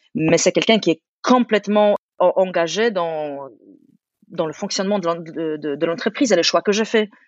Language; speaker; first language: French; non-native, fluent; Polish